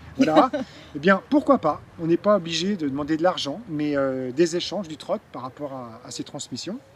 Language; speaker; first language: French; native; French